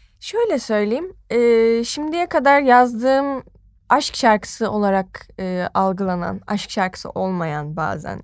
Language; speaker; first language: Turkish; native; Turkish